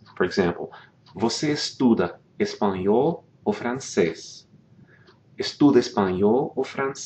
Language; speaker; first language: Portuguese; non-native, fluent; English